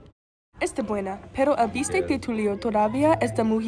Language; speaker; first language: Spanish; non-native, learner; English